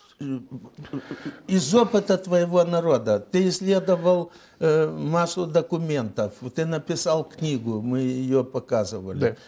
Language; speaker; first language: Russian; native; Russian